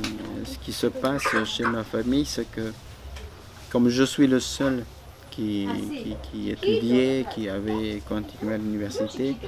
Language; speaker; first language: French; non-native, fluent; Spanish